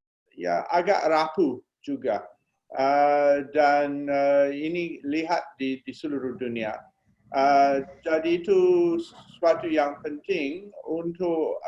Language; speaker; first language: Indonesian; non-native, fluent; English